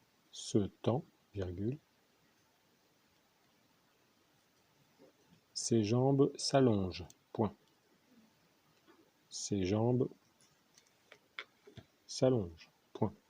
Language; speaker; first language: French; native; French